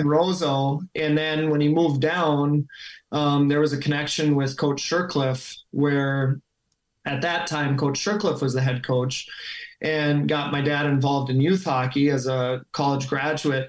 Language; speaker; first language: English; native; English